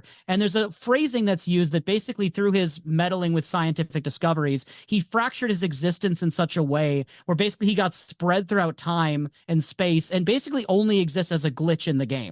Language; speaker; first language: English; native; English